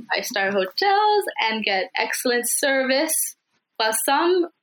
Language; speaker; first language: English; non-native, local second language; Nepali